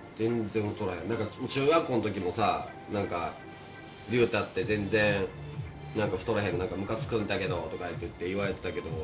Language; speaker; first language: Japanese; native; Japanese